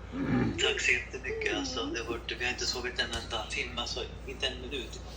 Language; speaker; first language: Swedish; native; Swedish